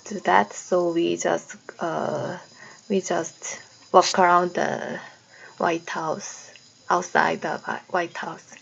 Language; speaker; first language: English; non-native, learner; Korean